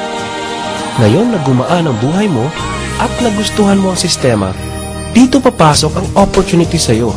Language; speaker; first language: Filipino; native; Filipino